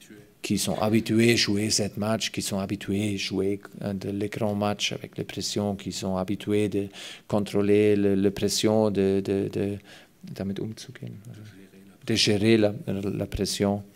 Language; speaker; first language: French; non-native, fluent; German